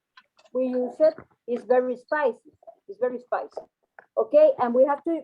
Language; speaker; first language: English; non-native, fluent; Spanish